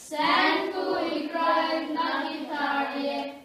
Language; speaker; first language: Russian; non-native, learner; Mongolian